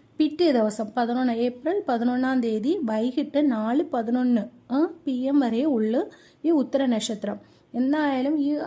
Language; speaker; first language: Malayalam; non-native, local second language; Tamil